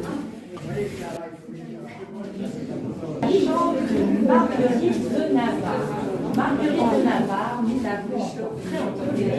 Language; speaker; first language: French; native; French